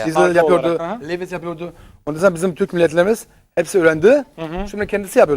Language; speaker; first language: Turkish; early bilingual, heritage; Turkish